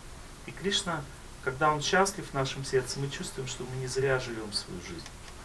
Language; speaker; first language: Russian; native; Russian